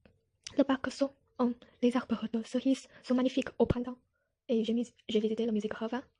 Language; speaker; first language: French; non-native, learner; Chinese